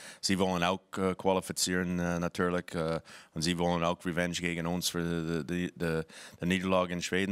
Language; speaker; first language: German; non-native, fluent; English